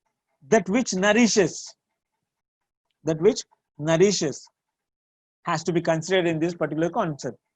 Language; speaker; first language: English; non-native, local second language; Tamil